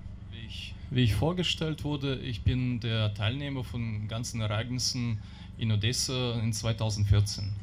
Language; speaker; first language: German; non-native, learner; Russian